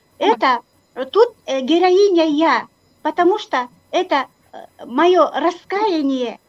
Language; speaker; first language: Russian; non-native, local second language; Kyrgyz